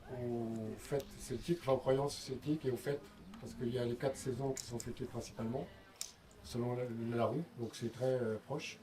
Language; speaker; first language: French; early bilingual, heritage; French